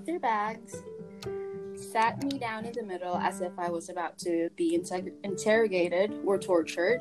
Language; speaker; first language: English; non-native, local second language; Filipino